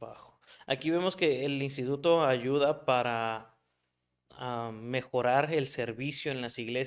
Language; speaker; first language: Spanish; native; Spanish